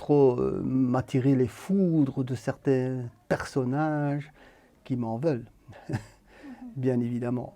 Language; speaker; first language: French; native; French